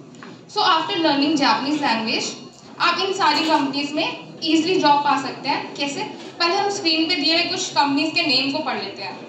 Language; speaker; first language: Hindi; native; Hindi